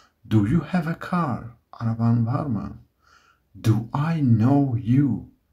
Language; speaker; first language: English; non-native, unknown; Turkish